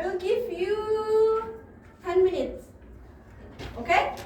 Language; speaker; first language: English; non-native, learner; Indonesian